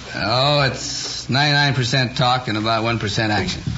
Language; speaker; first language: English; native; English